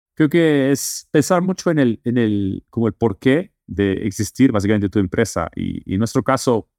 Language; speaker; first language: Spanish; non-native, fluent; Dutch